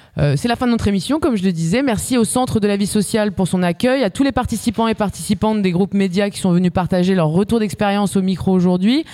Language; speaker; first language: French; native; French